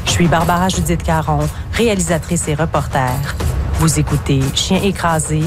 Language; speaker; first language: French; native; French